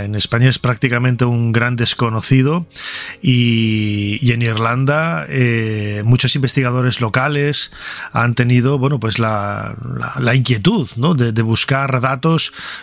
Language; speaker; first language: Spanish; native; Spanish